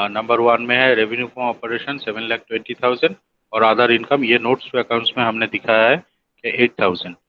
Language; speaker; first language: Hindi; non-native, local second language; Bangla